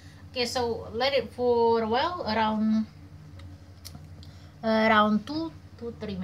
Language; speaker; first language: English; non-native, learner; Indonesian